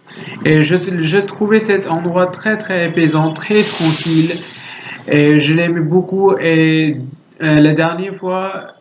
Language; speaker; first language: French; non-native, learner; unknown